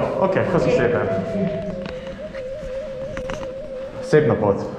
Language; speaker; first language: Hungarian; non-native, learner; English